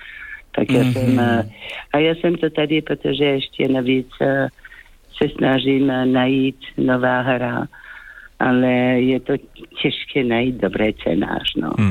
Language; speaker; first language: Czech; non-native, fluent; French